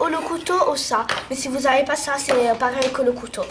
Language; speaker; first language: French; non-native, learner; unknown